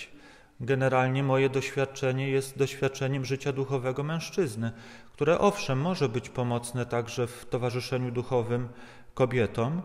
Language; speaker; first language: Polish; native; Polish